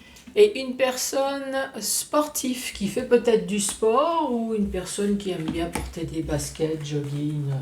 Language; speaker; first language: French; native; French